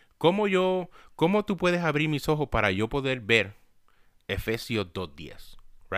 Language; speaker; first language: Spanish; early bilingual, heritage; Spanish